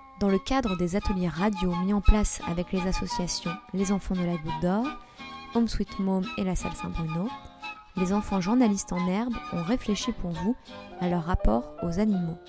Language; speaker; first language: French; native; French